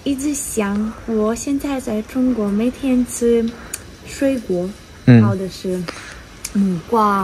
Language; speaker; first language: Chinese; non-native, learner; Ukrainian